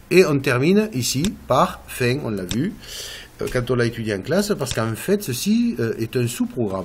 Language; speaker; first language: French; native; French